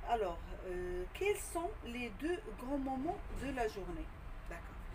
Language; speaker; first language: French; non-native, local second language; Arabic